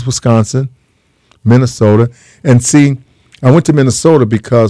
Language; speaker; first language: English; native; English